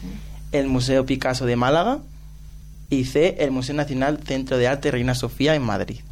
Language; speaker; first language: Spanish; native; Spanish